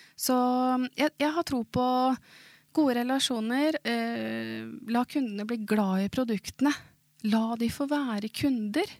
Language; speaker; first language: Swedish; non-native, fluent; Norwegian